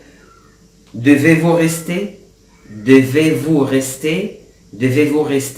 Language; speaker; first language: French; non-native, fluent; Arabic